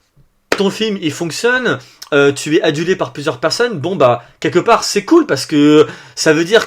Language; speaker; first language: French; native; French